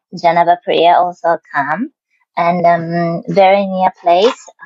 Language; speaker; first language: English; non-native, learner; Japanese